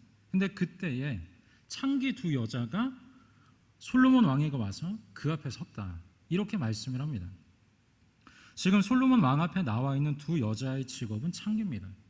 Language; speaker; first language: Korean; native; Korean